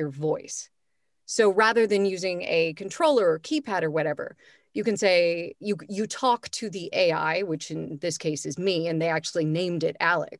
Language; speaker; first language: English; native; English